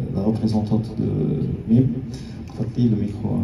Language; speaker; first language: French; non-native, local second language; Arabic